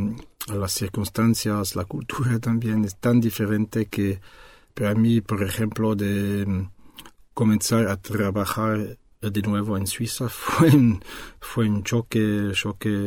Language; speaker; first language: Spanish; non-native, fluent; French